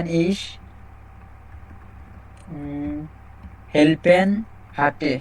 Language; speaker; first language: German; non-native, learner; Bangla